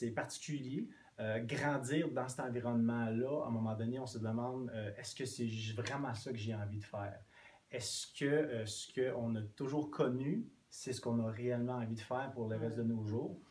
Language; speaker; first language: French; non-native, fluent; English